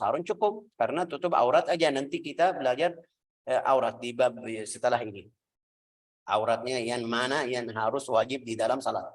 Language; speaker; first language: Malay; non-native, fluent; Arabic